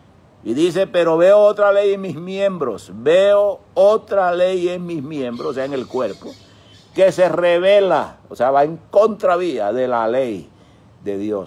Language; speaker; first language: Spanish; native; Spanish